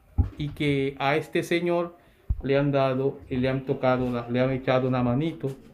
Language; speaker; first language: Spanish; native; Spanish